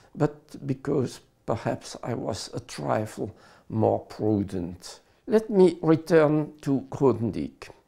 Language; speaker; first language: English; non-native, fluent; French